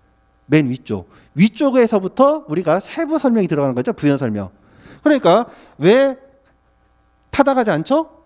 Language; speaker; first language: Korean; native; Korean